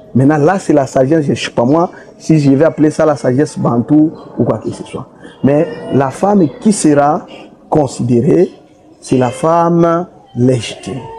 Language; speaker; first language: French; non-native, local second language; Swahili